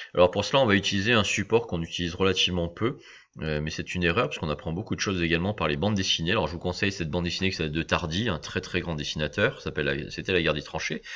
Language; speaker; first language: French; native; French